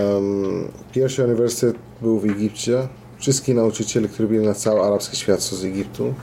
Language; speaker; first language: Polish; non-native, fluent; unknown